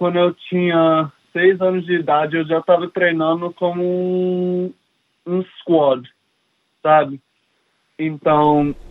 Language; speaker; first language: Portuguese; early bilingual, heritage; English